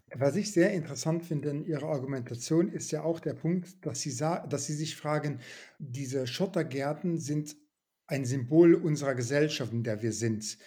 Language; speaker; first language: German; non-native, local second language; Luxembourgish